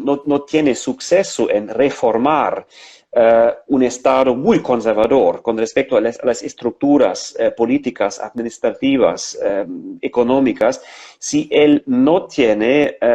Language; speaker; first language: Spanish; non-native, fluent; German